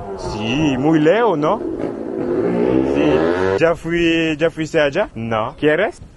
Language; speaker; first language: Spanish; non-native, learner; French